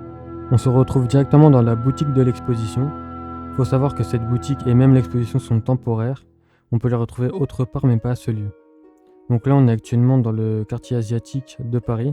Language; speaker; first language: French; native; French